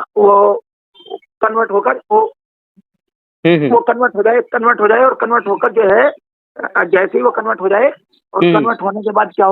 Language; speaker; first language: Hindi; native; Hindi